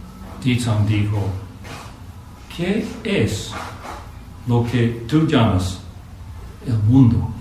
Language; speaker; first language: Spanish; non-native, fluent; English